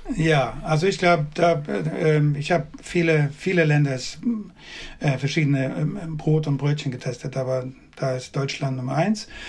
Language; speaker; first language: German; non-native, fluent; Swedish